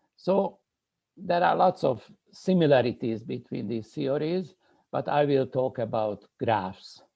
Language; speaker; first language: English; non-native, fluent; Hungarian